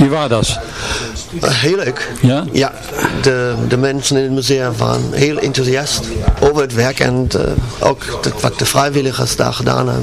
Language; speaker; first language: Dutch; non-native, learner; German